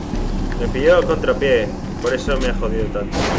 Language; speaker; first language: Spanish; native; Spanish